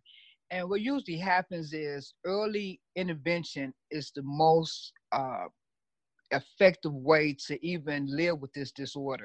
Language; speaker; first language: English; native; English